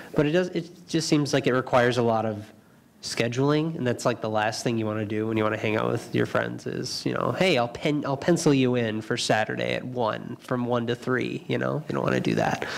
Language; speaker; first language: English; native; English